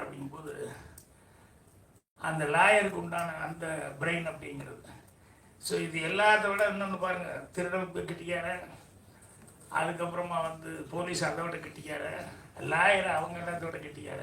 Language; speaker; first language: Tamil; native; Tamil